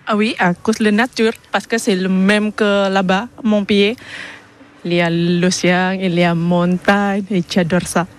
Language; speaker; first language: French; non-native, learner; Indonesian